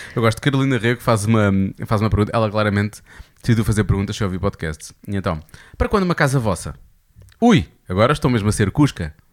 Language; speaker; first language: Portuguese; native; Portuguese